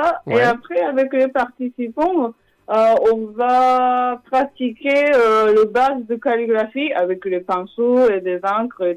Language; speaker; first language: French; non-native, fluent; Japanese